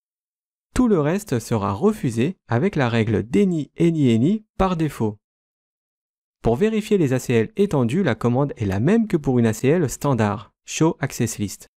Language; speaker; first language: French; native; French